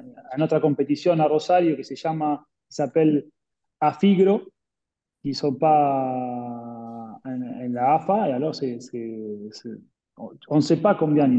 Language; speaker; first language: French; non-native, fluent; Spanish